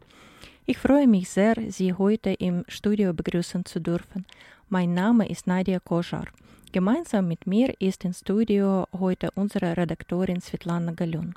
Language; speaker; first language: German; non-native, fluent; Ukrainian